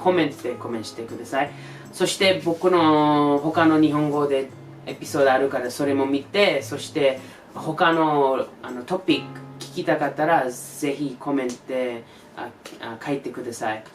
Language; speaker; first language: Japanese; non-native, learner; English